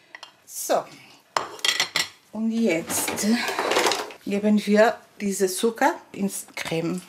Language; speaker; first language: German; non-native, learner; Portuguese